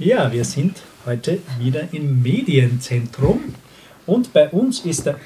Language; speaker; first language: German; native; German